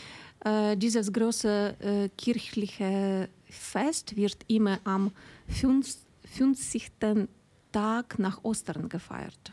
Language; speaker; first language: German; non-native, learner; Ukrainian